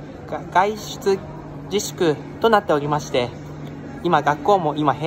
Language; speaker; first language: Japanese; native; Japanese